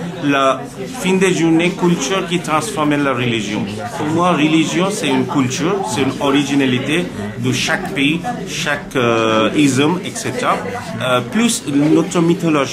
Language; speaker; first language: French; non-native, learner; Bangla